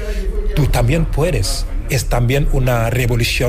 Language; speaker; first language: Spanish; non-native, fluent; Wolof